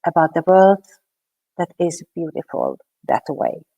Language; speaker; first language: English; non-native, fluent; Hungarian